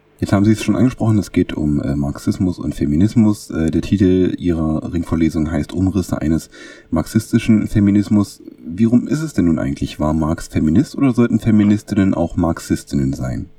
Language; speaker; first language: German; native; German